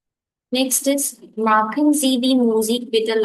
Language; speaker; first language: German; non-native, learner; Hindi